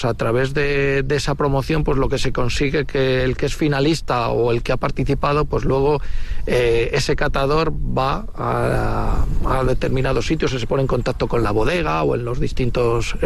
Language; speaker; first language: Spanish; native; Spanish